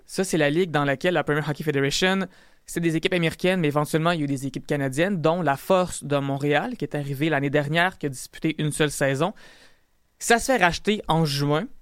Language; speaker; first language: French; native; French